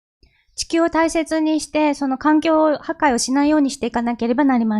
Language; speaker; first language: Japanese; non-native, fluent; Korean